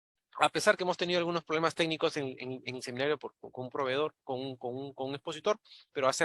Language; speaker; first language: Spanish; native; Spanish